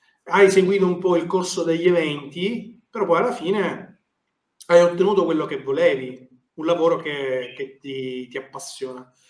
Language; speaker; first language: Italian; native; Italian